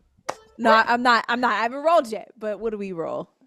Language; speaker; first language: English; native; English